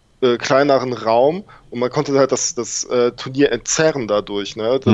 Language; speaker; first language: German; native; German